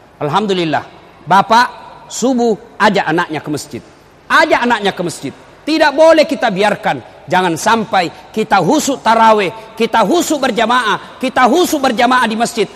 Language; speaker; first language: Indonesian; non-native, local second language; Buginese